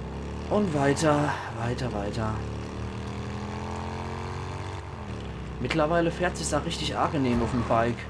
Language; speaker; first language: German; native; German